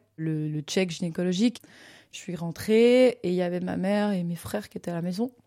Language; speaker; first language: French; native; French